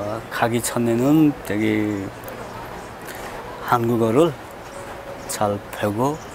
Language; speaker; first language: Korean; non-native, learner; Nepali